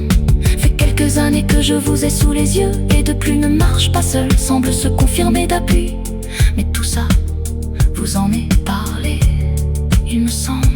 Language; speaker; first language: French; native; French